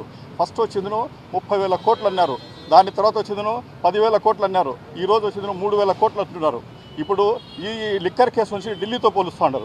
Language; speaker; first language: Telugu; native; Telugu